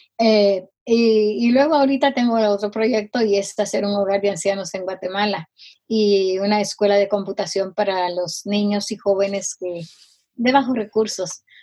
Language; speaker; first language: Spanish; native; Spanish